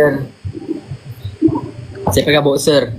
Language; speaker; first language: Malay; native; Malay